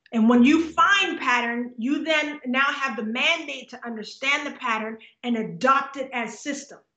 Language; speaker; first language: English; native; English